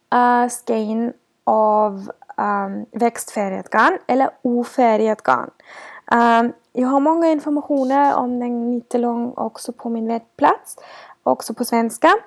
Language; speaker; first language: Swedish; non-native, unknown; German